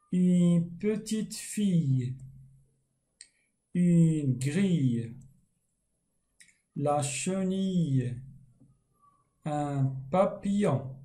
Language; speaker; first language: French; non-native, fluent; Arabic